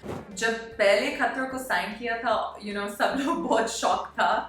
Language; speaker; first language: Hindi; non-native, local second language; English